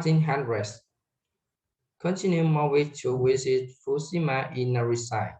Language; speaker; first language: English; non-native, learner; Vietnamese